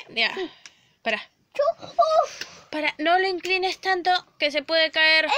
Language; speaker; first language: Spanish; native; Spanish